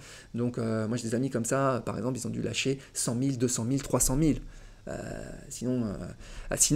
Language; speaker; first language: French; native; French